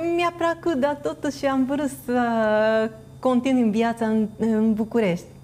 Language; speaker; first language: Romanian; non-native, fluent; Japanese